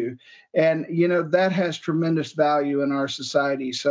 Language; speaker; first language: English; native; English